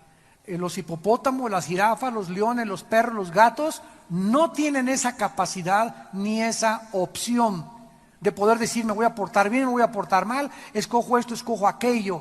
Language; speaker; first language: Spanish; native; Spanish